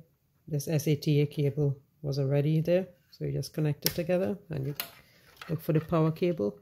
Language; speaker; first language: English; native; English